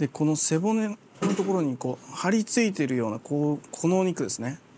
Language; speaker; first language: Japanese; native; Japanese